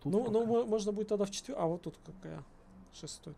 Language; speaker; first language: Russian; native; Russian